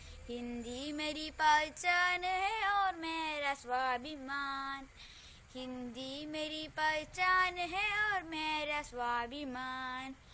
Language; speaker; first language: Hindi; non-native, local second language; Malayalam